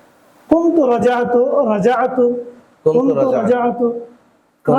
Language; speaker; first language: Arabic; non-native, fluent; Bangla